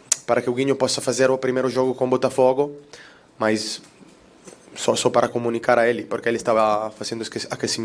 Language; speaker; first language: Portuguese; non-native, learner; Italian